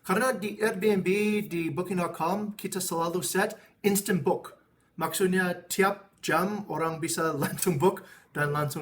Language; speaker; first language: Indonesian; non-native, fluent; English